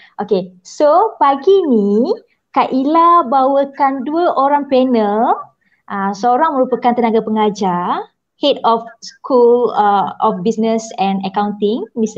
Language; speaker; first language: Malay; native; Malay